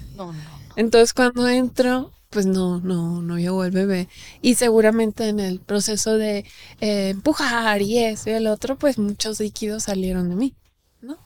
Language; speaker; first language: Spanish; native; Spanish